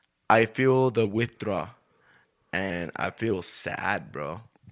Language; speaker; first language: English; early bilingual, other home language; Spanish